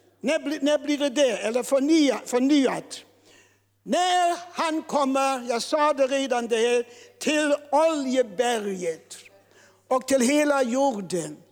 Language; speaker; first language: Swedish; non-native, fluent; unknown